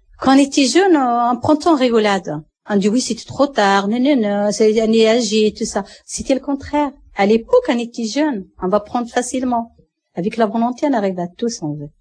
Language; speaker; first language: French; non-native, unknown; Arabic